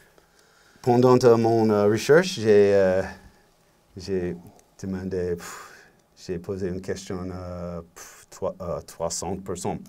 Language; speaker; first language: French; non-native, learner; English